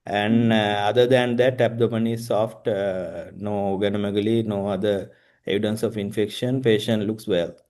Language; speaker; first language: English; non-native, local second language; Sinhala